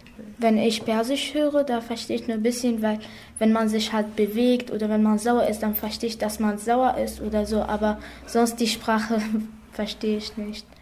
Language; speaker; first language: German; early bilingual, other home language; Arabic